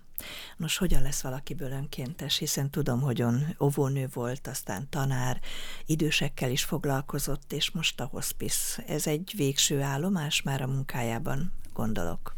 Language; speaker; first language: Hungarian; native; Hungarian